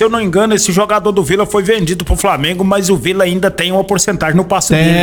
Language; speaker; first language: Portuguese; native; Portuguese